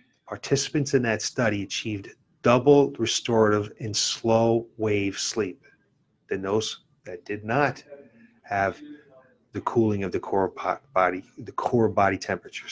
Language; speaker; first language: English; native; English